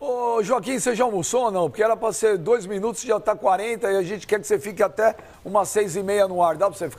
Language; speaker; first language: Portuguese; native; Portuguese